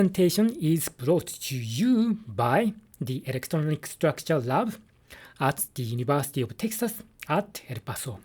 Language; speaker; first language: English; non-native, fluent; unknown